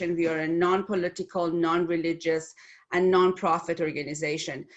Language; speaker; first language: English; non-native, fluent; Persian